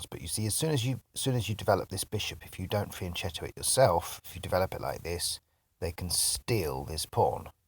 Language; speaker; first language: English; native; English